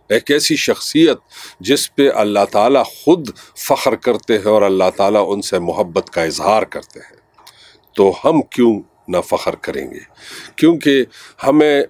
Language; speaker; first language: Urdu; non-native, local second language; Pashto